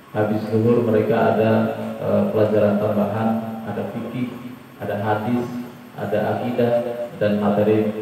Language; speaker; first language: Indonesian; native; Indonesian